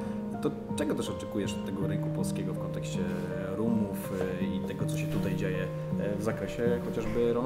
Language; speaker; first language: Polish; native; Polish